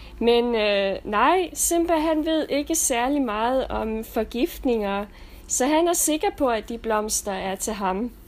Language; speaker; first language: Danish; native; Danish